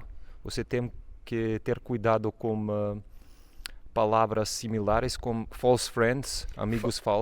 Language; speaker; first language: Portuguese; non-native, fluent; Serbian